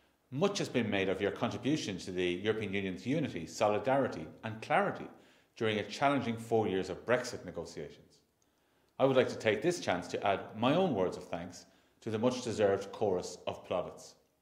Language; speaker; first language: English; native; English